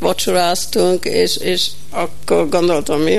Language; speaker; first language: Hungarian; early bilingual, heritage; Hungarian